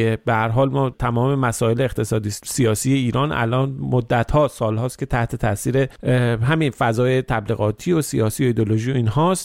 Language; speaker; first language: Persian; native; Persian